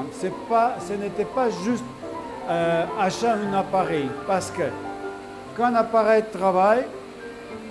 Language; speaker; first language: French; non-native, learner; Armenian